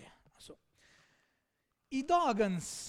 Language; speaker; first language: Swedish; non-native, fluent; Armenian